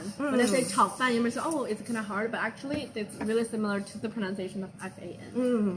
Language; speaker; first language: English; non-native, fluent; Chinese